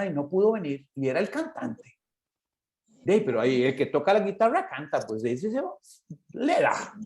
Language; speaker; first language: Spanish; native; Spanish